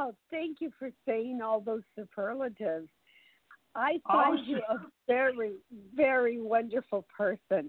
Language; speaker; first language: English; early bilingual, other home language; Spanish